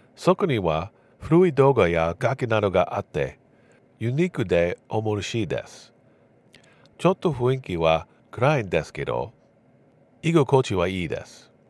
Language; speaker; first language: Japanese; non-native, learner; English